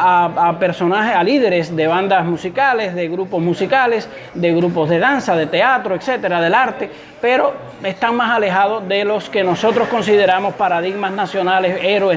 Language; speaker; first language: Spanish; native; Spanish